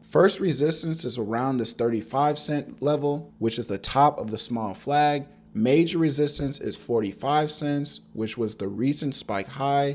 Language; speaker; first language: English; native; English